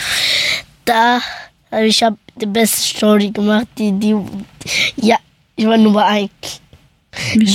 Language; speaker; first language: German; early bilingual, other home language; Persian